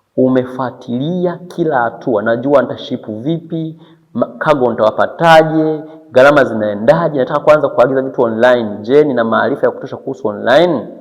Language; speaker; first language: Swahili; native; Swahili